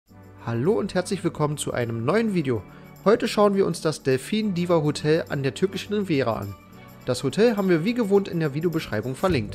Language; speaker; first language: German; native; German